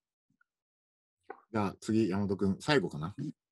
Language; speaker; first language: Japanese; native; Japanese